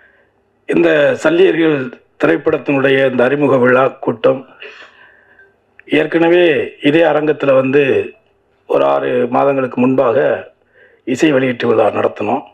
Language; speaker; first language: Tamil; native; Tamil